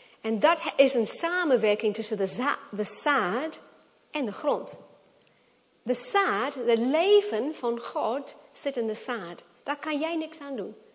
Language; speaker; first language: Dutch; non-native, fluent; English